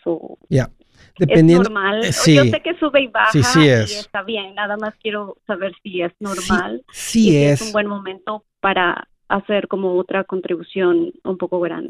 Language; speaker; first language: Spanish; early bilingual, other home language; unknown